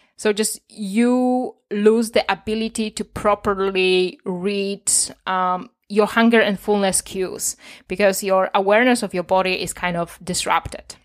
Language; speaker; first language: English; non-native, fluent; Polish